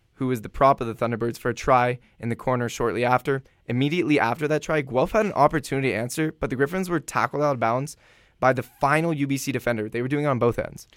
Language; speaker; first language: English; native; English